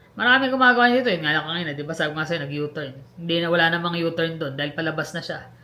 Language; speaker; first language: Filipino; native; Filipino